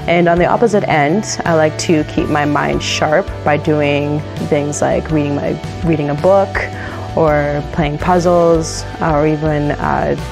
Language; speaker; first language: English; native; English